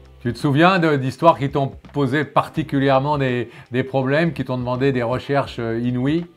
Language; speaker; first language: French; native; French